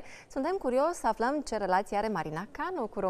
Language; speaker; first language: Romanian; native; Romanian